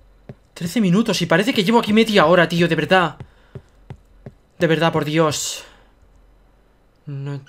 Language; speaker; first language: Spanish; native; Spanish